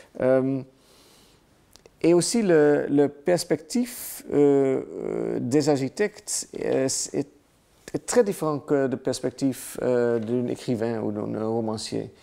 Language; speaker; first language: French; non-native, learner; Dutch